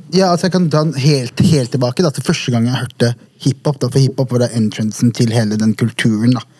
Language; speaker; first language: Norwegian; early bilingual, other home language; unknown